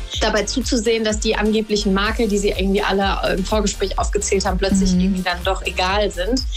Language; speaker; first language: German; native; German